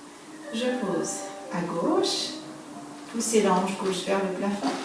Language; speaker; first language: French; native; French